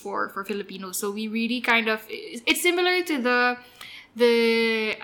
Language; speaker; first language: English; non-native, local second language; Filipino